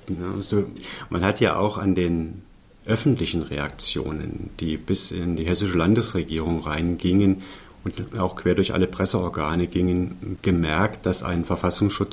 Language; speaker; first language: German; native; German